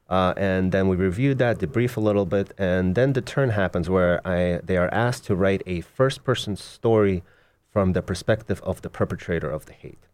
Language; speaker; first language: English; early bilingual, other home language; Russian